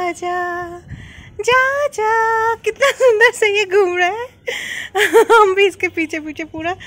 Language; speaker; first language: Hindi; non-native, local second language; Bangla